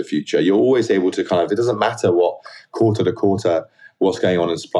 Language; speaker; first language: English; native; English